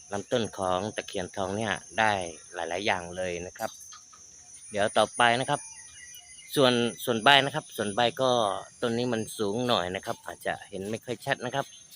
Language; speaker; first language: Thai; non-native, local second language; Malay